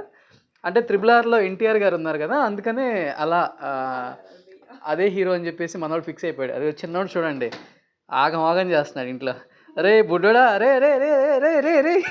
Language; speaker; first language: Telugu; native; Telugu